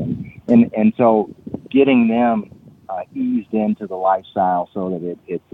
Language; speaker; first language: English; native; English